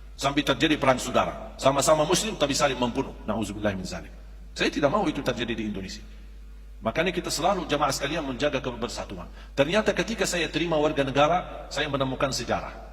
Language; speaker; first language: Indonesian; non-native, fluent; Arabic